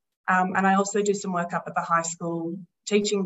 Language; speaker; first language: English; native; English